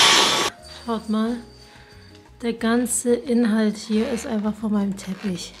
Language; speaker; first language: German; native; German